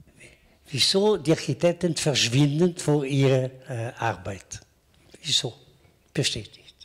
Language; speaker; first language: German; non-native, local second language; Italian